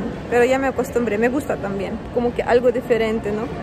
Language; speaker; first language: Spanish; non-native, fluent; Russian